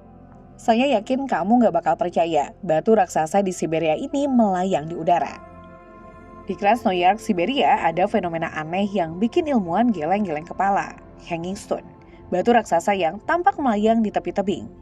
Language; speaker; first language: Indonesian; native; Indonesian